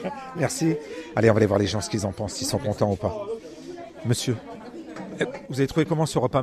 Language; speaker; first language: French; native; French